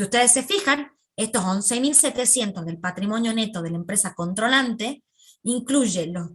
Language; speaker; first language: Spanish; native; Spanish